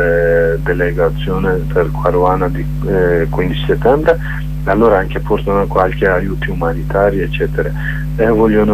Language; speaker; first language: Italian; non-native, learner; Kurdish